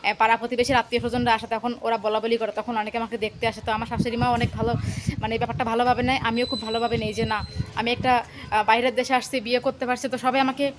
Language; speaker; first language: Bangla; native; Bangla